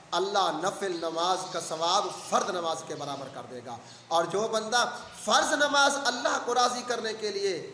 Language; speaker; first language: Urdu; non-native, local second language; Saraiki